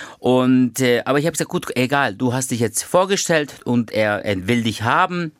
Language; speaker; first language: German; early bilingual, other home language; Turkish